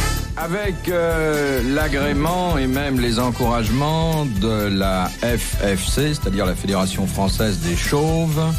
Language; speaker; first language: French; native; French